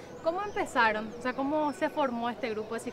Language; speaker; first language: Spanish; native; Spanish